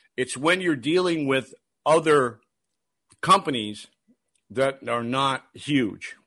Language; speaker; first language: English; native; English